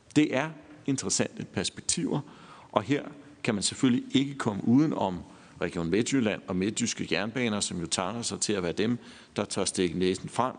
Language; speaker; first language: Danish; native; Danish